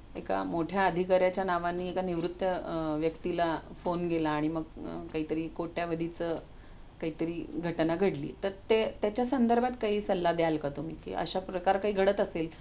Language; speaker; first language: Marathi; native; Marathi